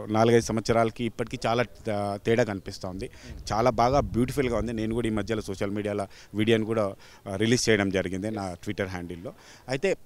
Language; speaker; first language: Telugu; native; Telugu